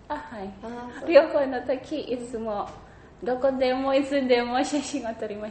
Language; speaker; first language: Japanese; non-native, learner; Indonesian